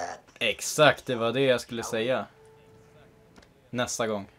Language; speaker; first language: Swedish; native; Swedish